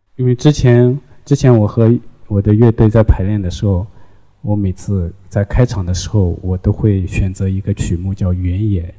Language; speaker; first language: Chinese; non-native, local second language; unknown